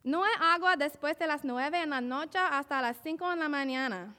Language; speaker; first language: Spanish; non-native, learner; English